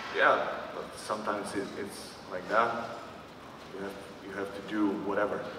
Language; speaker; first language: English; non-native, fluent; Czech